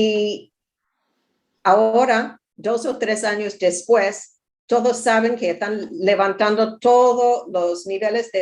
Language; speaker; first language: Spanish; non-native, learner; English